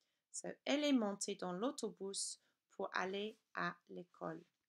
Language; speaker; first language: French; non-native, fluent; English